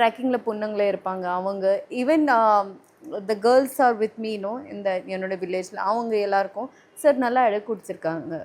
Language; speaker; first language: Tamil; non-native, learner; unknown